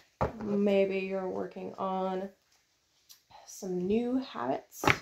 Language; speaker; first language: English; native; English